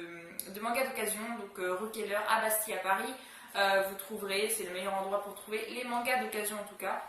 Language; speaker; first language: French; native; French